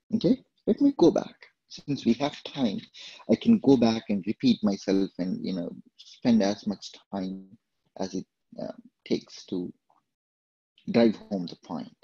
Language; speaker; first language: English; non-native, local second language; Telugu